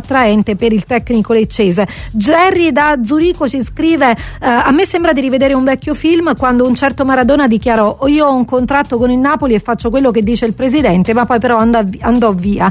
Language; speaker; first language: Italian; native; Italian